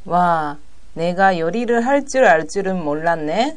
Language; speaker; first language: Korean; non-native, learner; Japanese